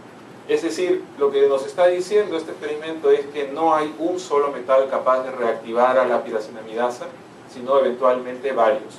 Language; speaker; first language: Spanish; native; Spanish